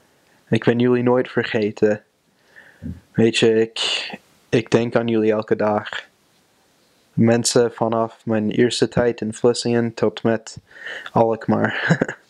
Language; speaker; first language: Dutch; non-native, fluent; English